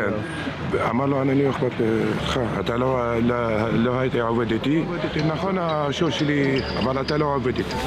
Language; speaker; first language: Hebrew; non-native, local second language; Arabic